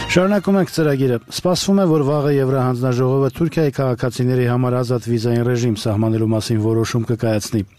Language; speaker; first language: Armenian; native; Armenian